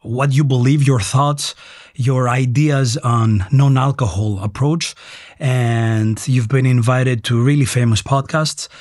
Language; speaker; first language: English; non-native, fluent; Greek